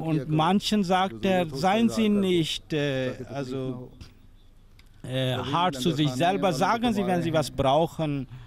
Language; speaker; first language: German; non-native, fluent; Urdu